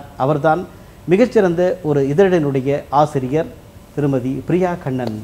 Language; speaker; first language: Tamil; native; Tamil